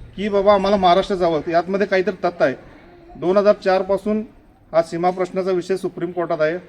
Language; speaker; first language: Marathi; non-native, local second language; Kannada